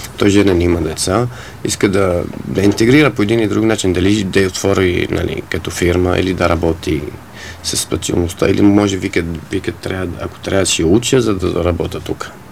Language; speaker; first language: Bulgarian; non-native, fluent; Arabic